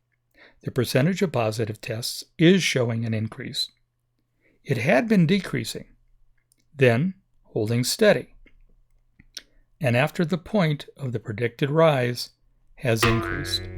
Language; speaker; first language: English; native; English